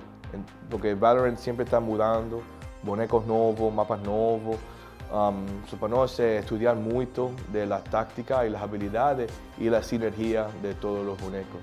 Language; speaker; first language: Spanish; early bilingual, heritage; English